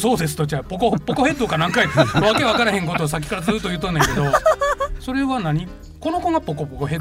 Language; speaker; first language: Japanese; native; Japanese